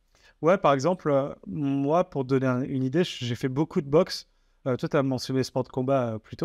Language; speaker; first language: French; native; French